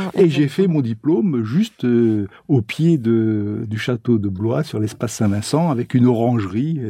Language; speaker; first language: French; native; French